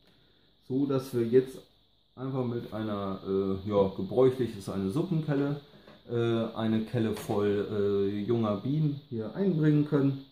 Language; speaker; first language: German; native; German